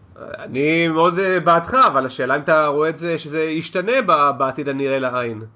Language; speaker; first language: Hebrew; native; Hebrew